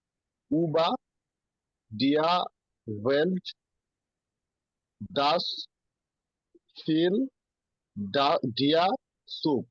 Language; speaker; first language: German; non-native, learner; Bangla